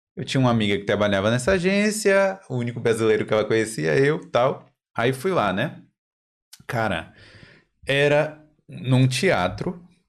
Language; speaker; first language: Portuguese; native; Portuguese